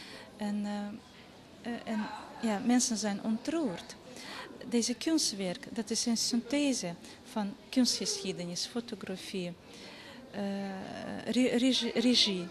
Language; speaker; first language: Dutch; non-native, fluent; Russian